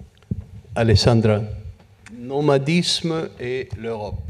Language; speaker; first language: French; non-native, fluent; Spanish